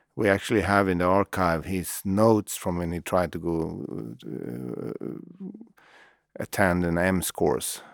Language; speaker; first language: English; non-native, fluent; Swedish